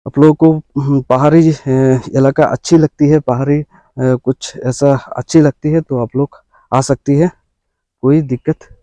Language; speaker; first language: Hindi; non-native, local second language; Bangla